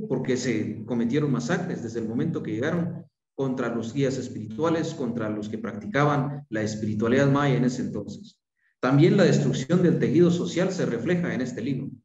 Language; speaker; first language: Spanish; non-native, local second language; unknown